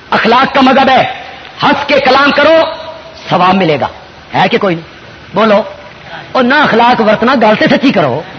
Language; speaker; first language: Urdu; non-native, local second language; Punjabi